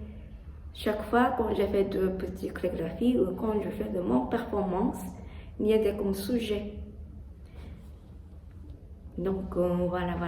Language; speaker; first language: French; non-native, learner; Japanese